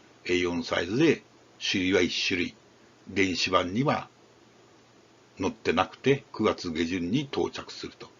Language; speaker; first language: Japanese; native; Japanese